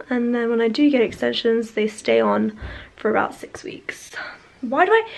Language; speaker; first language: English; native; English